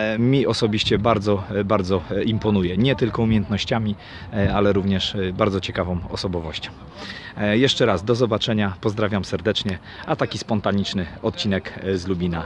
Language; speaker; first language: Polish; native; Polish